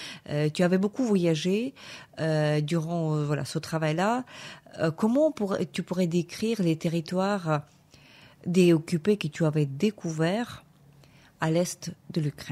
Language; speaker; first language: French; non-native, fluent; Ukrainian